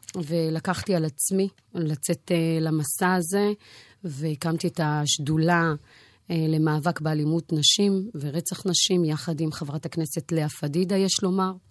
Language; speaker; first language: Hebrew; early bilingual, other home language; Amharic